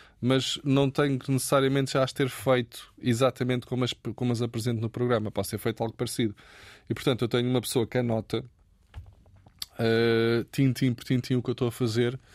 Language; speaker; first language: Portuguese; native; Portuguese